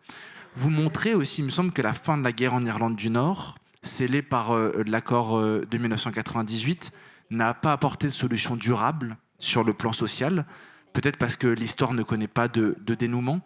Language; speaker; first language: French; native; French